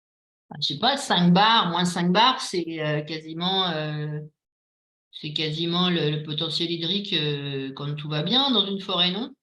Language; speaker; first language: French; native; French